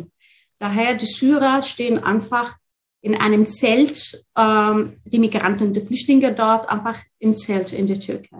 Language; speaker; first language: German; non-native, fluent; Arabic